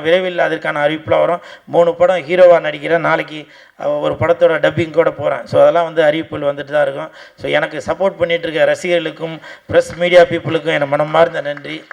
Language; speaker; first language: Tamil; native; Tamil